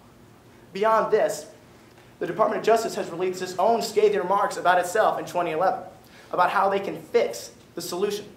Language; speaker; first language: English; native; English